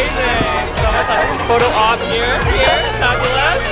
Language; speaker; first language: English; native; English